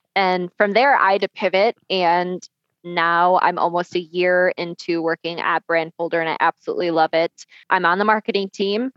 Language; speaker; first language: English; native; English